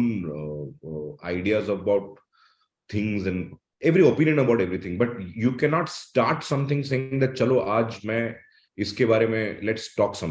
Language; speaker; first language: English; non-native, local second language; Malayalam